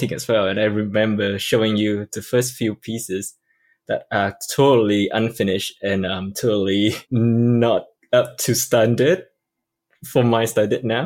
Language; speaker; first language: English; non-native, fluent; Vietnamese